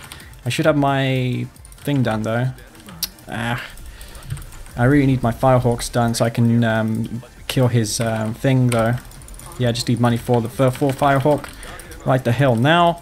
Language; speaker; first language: English; native; English